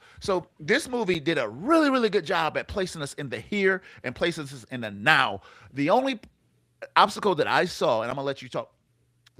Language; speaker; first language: English; native; English